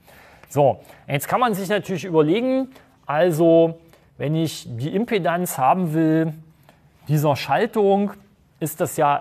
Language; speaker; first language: German; native; German